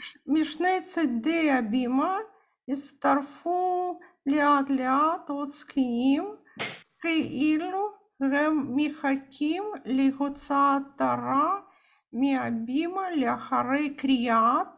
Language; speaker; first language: Hebrew; non-native, fluent; Russian